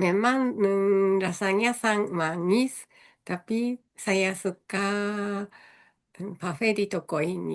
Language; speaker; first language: Indonesian; non-native, learner; Japanese